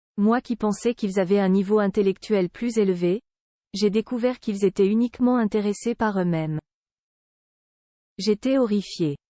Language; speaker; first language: French; native; French